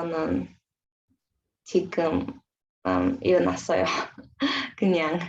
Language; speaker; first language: Korean; non-native, learner; Spanish